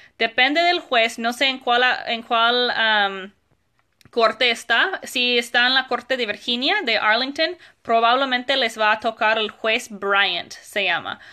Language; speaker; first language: Spanish; non-native, fluent; English